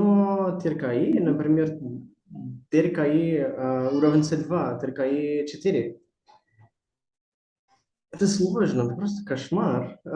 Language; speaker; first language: Russian; non-native, learner; Portuguese